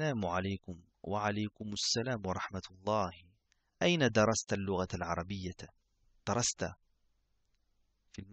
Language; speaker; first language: Arabic; non-native, fluent; French